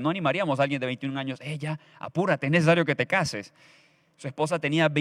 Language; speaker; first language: Spanish; native; Spanish